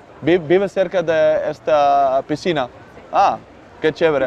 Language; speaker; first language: Spanish; non-native, learner; Dutch